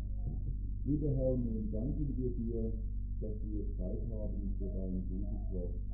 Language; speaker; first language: German; native; German